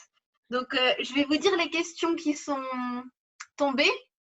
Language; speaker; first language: French; native; French